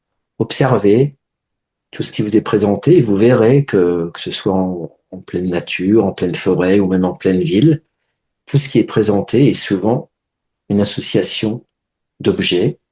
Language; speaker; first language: French; native; French